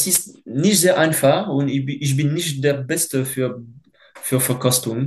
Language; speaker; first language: German; non-native, fluent; French